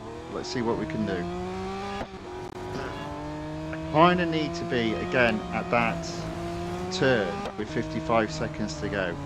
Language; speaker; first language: English; native; English